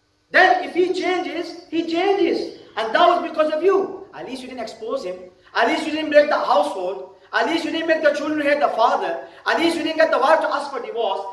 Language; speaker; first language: English; early bilingual, other home language; Urdu